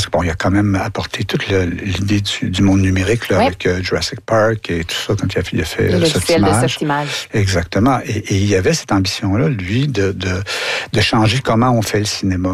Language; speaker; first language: French; native; French